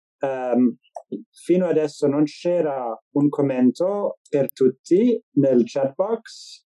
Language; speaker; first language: Italian; non-native, fluent; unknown